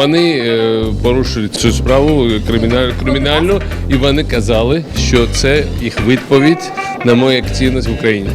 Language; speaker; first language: Ukrainian; non-native, learner; Georgian